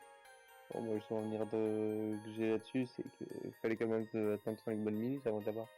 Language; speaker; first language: French; native; French